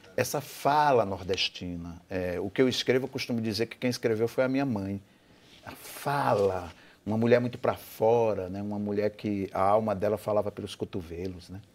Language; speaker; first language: Portuguese; native; Portuguese